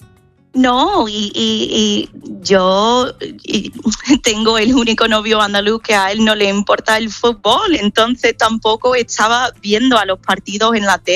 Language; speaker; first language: Spanish; non-native, fluent; English